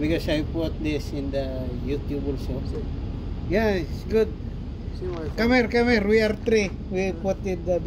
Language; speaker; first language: English; non-native, local second language; Filipino